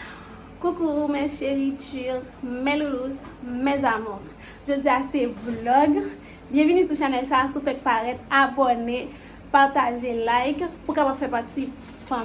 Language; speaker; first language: French; non-native, learner; Haitian Creole